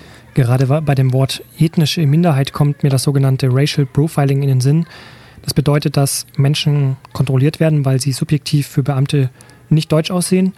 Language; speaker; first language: German; native; German